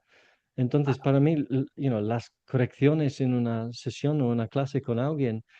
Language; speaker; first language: Spanish; non-native, fluent; English